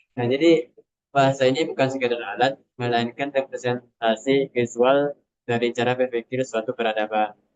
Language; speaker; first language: Indonesian; non-native, local second language; Minangkabau